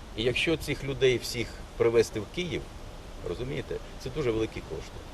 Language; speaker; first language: Ukrainian; non-native, local second language; Russian